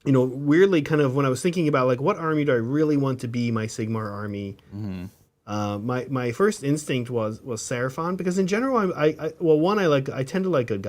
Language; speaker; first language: English; native; English